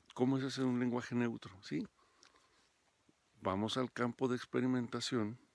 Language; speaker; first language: Spanish; native; Spanish